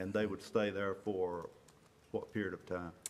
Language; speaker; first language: English; native; English